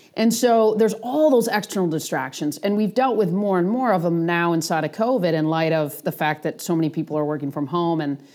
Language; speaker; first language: English; native; English